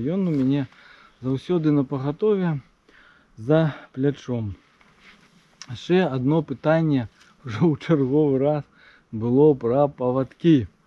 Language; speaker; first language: Belarusian; non-native, local second language; Russian